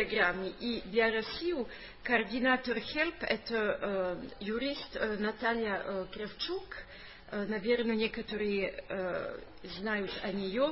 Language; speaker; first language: Russian; non-native, fluent; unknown